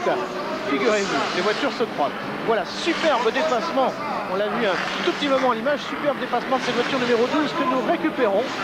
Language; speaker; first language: French; native; French